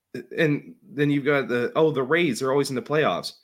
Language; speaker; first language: English; native; English